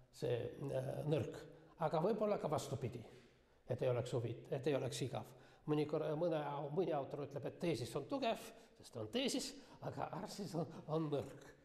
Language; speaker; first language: Estonian; non-native, local second language; Russian